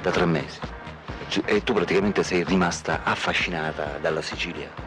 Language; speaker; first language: Italian; native; Italian